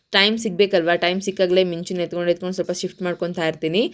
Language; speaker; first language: Kannada; non-native, local second language; Telugu